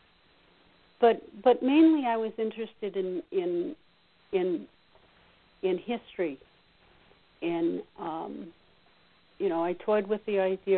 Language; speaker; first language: English; native; English